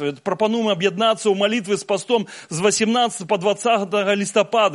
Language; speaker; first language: Russian; native; Russian